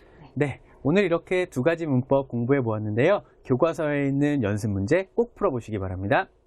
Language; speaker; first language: Korean; native; Korean